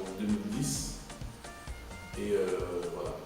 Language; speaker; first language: French; native; French